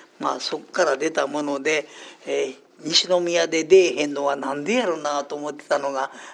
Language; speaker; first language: Japanese; native; Japanese